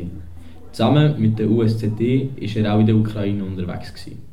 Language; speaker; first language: German; native; German